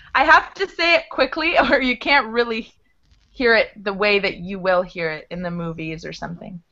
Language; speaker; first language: English; native; English